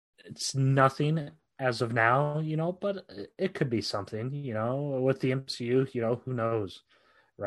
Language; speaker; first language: English; native; English